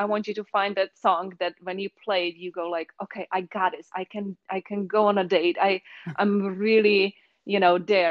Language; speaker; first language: English; non-native, fluent; Czech